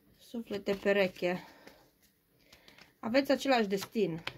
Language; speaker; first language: Romanian; native; Romanian